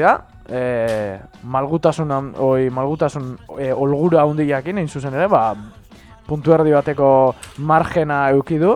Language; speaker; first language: Basque; native; Basque